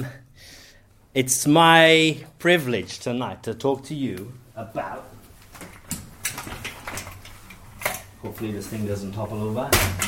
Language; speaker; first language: English; native; English